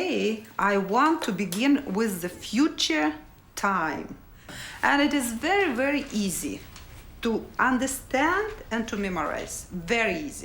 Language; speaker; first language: English; non-native, learner; Russian